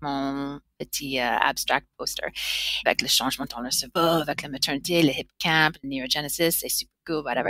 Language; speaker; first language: French; non-native, learner; English